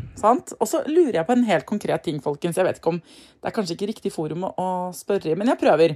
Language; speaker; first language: Norwegian; native; Norwegian